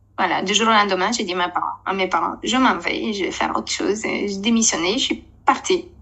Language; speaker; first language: French; non-native, fluent; Romanian